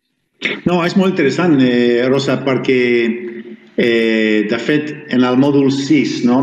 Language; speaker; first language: Catalan; non-native, fluent; Spanish